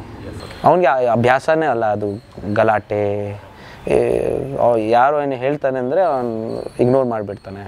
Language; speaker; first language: Kannada; non-native, learner; Nepali